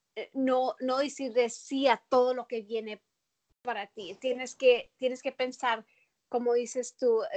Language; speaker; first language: Spanish; early bilingual, heritage; Spanish